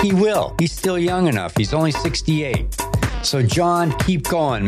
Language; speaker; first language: English; native; English